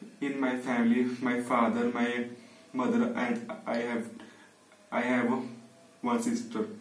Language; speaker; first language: English; non-native, learner; Punjabi